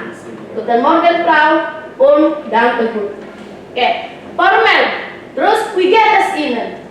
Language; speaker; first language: German; non-native, learner; Indonesian